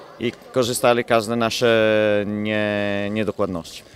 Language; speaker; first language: Polish; non-native, learner; Italian